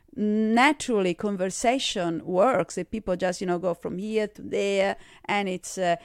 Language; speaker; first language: English; non-native, fluent; Italian